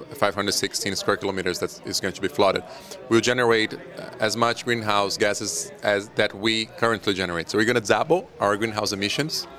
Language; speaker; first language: English; non-native, fluent; Portuguese